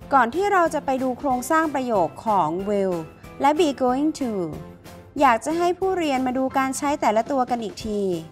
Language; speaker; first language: Thai; native; Thai